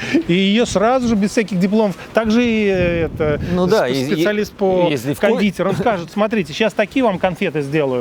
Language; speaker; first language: Russian; native; Russian